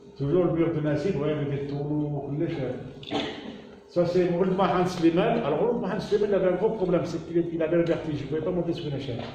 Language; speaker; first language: French; native; French